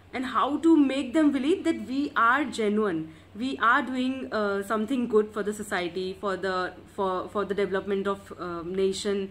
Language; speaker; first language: English; non-native, local second language; Hindi